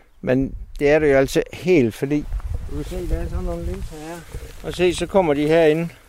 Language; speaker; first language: Danish; native; Danish